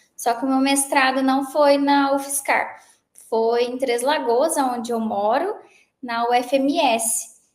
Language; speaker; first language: Portuguese; native; Portuguese